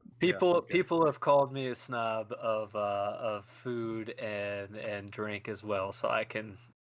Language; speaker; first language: English; native; English